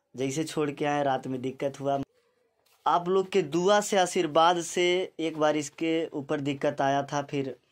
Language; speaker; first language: Hindi; native; Hindi